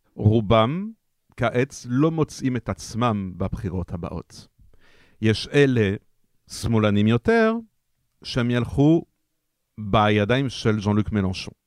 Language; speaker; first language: Hebrew; non-native, fluent; French